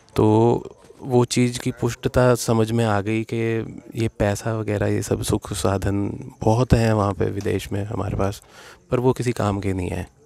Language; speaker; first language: Hindi; native; Hindi